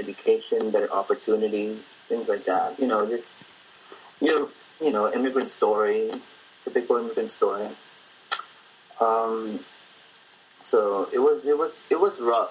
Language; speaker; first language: English; non-native, local second language; Filipino